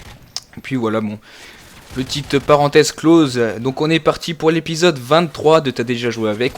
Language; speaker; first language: French; native; French